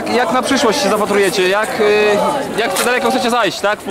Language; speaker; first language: Polish; native; Polish